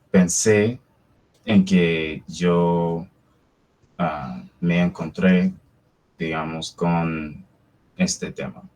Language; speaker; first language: Spanish; non-native, fluent; English